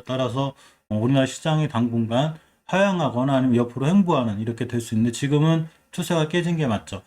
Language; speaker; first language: Korean; native; Korean